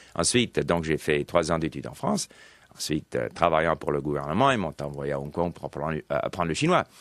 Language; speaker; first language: French; non-native, local second language; English